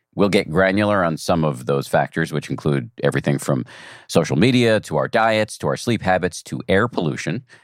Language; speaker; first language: English; native; English